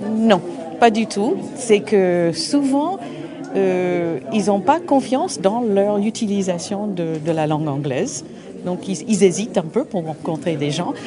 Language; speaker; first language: French; non-native, fluent; English